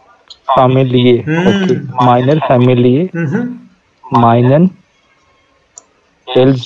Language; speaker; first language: English; non-native, local second language; Hindi